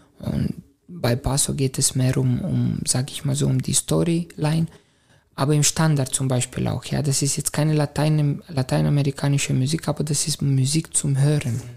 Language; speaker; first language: German; non-native, fluent; Romanian